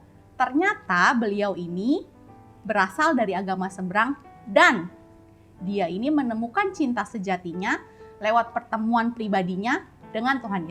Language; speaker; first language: Indonesian; native; Indonesian